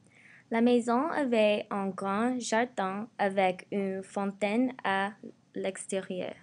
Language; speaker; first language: French; non-native, learner; English